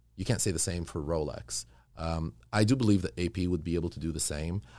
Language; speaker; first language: English; early bilingual, other home language; Arabic